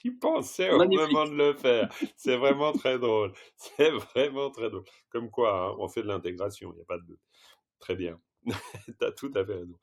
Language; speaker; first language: French; native; French